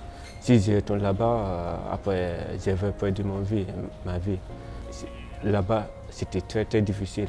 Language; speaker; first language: French; non-native, learner; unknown